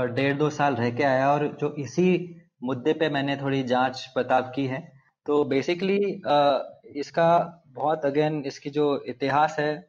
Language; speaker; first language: Hindi; non-native, local second language; Telugu